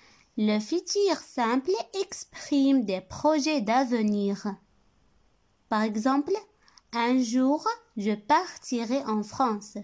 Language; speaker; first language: French; non-native, local second language; Arabic